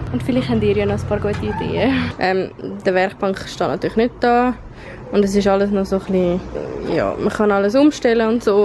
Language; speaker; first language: German; native; German